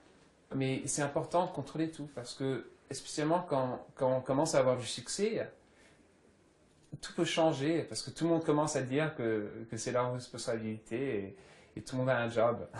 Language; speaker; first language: French; early bilingual, other home language; English